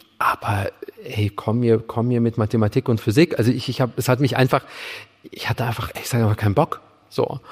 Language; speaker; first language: German; early bilingual, other home language; Russian